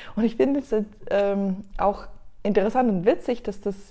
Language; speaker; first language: German; non-native, fluent; Russian